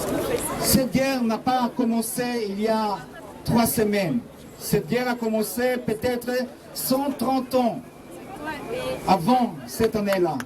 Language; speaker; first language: French; non-native, fluent; Hebrew